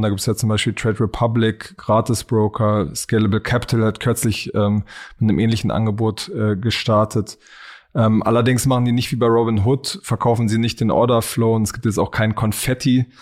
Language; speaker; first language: German; native; German